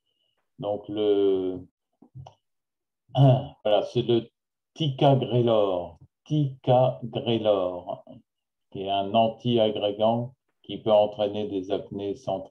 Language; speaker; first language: French; native; French